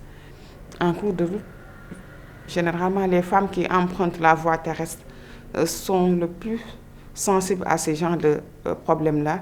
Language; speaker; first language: French; non-native, local second language; Wolof